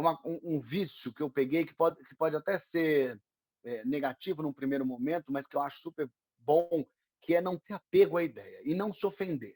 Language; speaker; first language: Portuguese; native; Portuguese